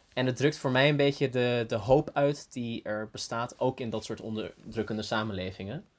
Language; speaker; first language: Dutch; early bilingual, heritage; Dutch